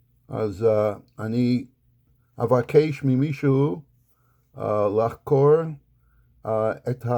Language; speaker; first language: Hebrew; non-native, fluent; English